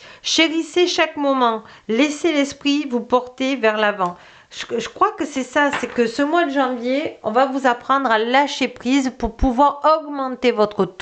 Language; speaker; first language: French; native; French